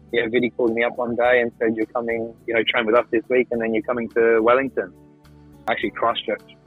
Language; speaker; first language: English; non-native, local second language; Greek